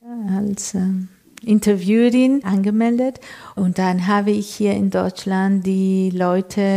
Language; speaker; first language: German; non-native, fluent; Spanish